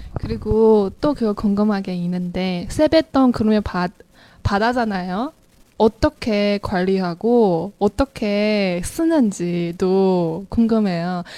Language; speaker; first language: Korean; non-native, fluent; Chinese